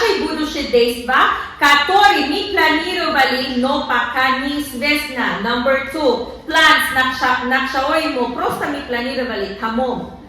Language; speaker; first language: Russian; non-native, learner; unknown